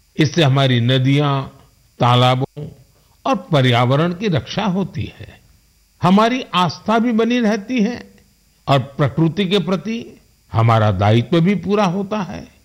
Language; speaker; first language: Hindi; non-native, local second language; Gujarati